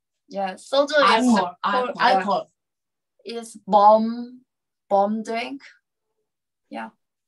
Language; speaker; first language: English; non-native, learner; Korean